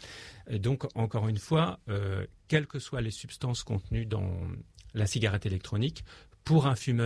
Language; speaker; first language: French; native; French